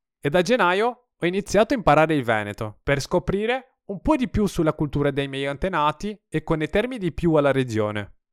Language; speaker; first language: Italian; non-native, fluent; Portuguese